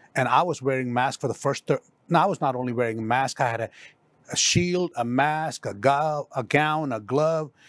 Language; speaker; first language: English; non-native, local second language; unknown